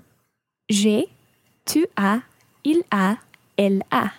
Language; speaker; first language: French; non-native, learner; English